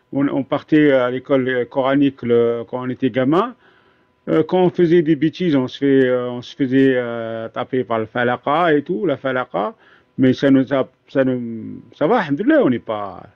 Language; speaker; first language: French; non-native, local second language; Arabic